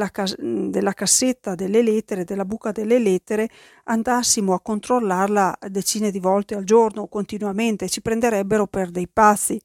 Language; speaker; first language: Italian; native; Italian